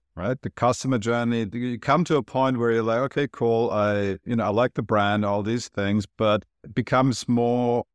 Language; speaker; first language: English; non-native, fluent; Turkish